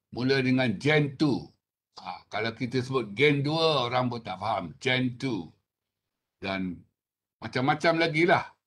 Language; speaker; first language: Malay; non-native, local second language; Chinese